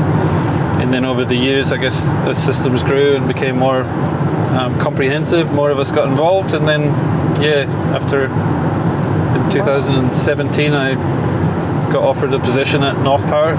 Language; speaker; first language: English; native; English